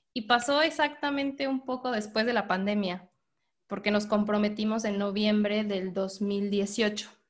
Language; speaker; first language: Spanish; native; Spanish